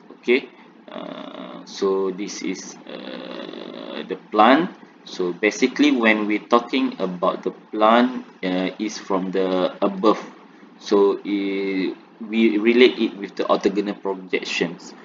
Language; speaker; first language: English; non-native, local second language; Malay